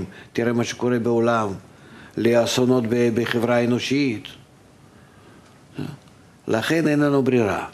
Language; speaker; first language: Hebrew; non-native, fluent; Russian